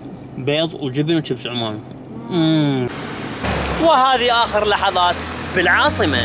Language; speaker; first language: Arabic; native; Arabic